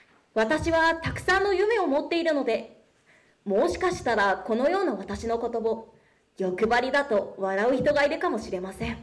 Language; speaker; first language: Japanese; non-native, fluent; Korean